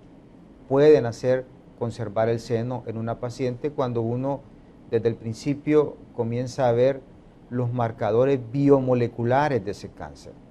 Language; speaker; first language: Spanish; native; Spanish